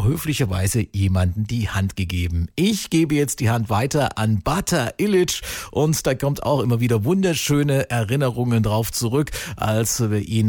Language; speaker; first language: German; native; German